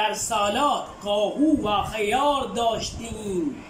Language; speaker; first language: Persian; non-native, fluent; Urdu